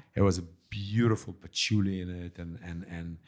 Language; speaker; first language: English; early bilingual, other home language; Russian